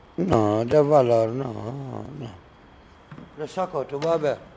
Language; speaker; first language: Spanish; non-native, learner; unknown